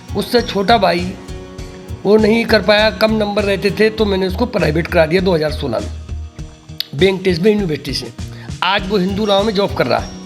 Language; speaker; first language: Hindi; native; Hindi